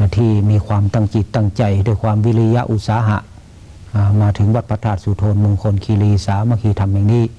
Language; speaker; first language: Thai; native; Thai